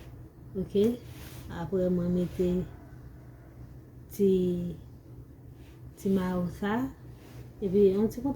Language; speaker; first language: French; non-native, learner; Haitian Creole